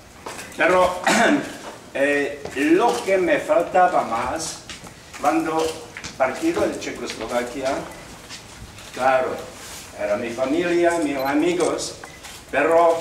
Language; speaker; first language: Spanish; non-native, learner; Czech